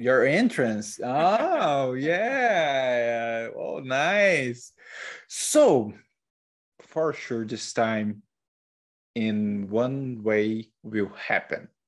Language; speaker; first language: English; non-native, learner; Portuguese